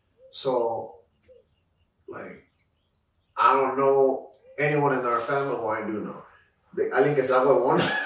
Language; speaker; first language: English; early bilingual, other home language; Spanish